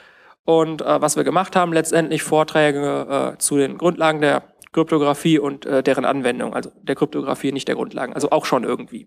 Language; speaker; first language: German; native; German